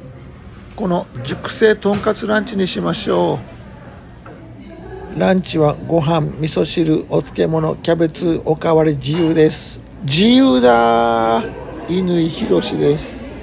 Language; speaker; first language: Japanese; native; Japanese